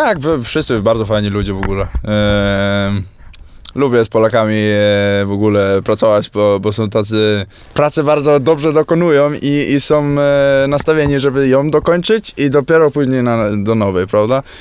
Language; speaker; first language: Polish; early bilingual, heritage; Polish